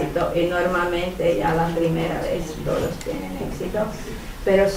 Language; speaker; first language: Spanish; non-native, fluent; Finnish